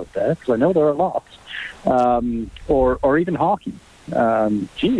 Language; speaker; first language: English; native; English